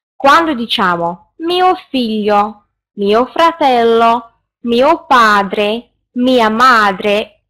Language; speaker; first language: Italian; non-native, fluent; Russian